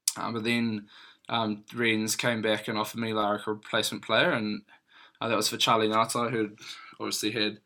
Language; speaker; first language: English; native; English